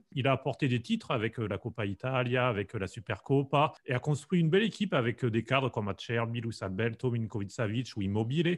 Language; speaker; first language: French; native; French